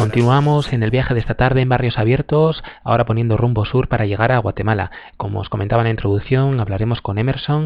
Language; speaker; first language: Spanish; native; Spanish